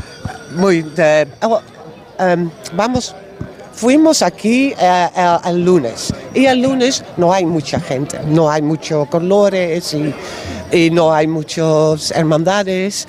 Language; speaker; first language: Spanish; non-native, learner; Dutch